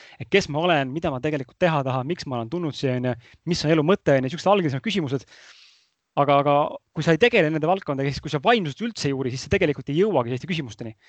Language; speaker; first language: Estonian; native; Estonian